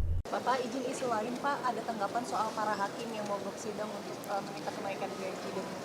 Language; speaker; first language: Indonesian; native; Indonesian